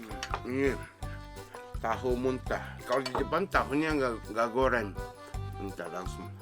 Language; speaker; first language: Indonesian; non-native, fluent; Japanese